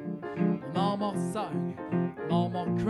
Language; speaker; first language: English; non-native, learner; French